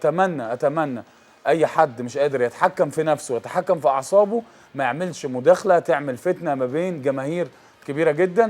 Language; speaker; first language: Arabic; native; Arabic